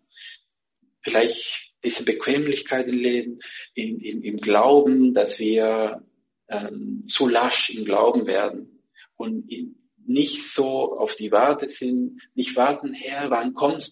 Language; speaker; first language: German; non-native, fluent; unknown